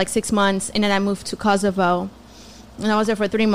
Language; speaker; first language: English; non-native, fluent; Portuguese